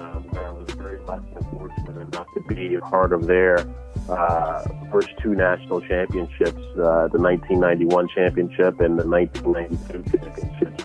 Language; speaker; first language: English; native; English